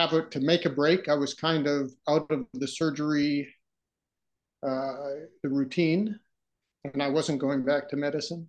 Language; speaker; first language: English; native; English